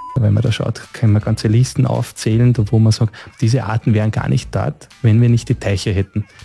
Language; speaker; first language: German; native; German